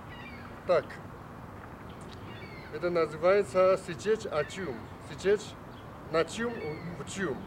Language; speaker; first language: Russian; non-native, learner; Chinese